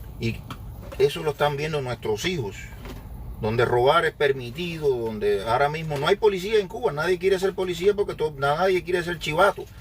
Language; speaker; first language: Spanish; native; Spanish